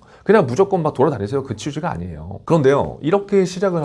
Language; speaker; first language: Korean; native; Korean